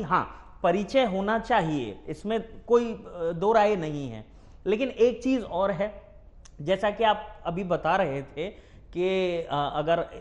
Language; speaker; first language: Hindi; native; Hindi